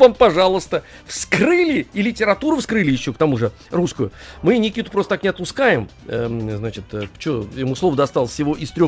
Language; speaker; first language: Russian; native; Russian